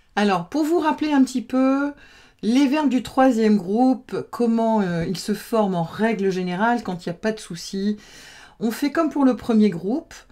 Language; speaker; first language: French; native; French